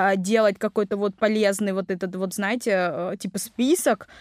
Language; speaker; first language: Russian; non-native, local second language; Vietnamese